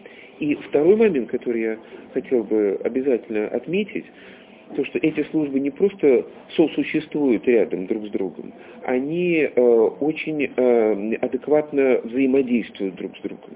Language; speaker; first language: Russian; native; Russian